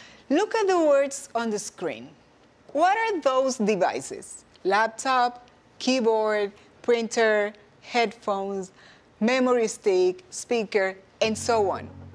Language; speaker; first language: English; non-native, fluent; Spanish